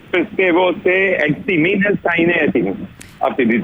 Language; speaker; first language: Greek; non-native, learner; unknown